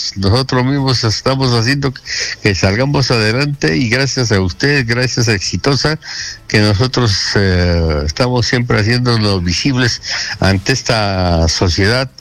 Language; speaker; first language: Spanish; native; Spanish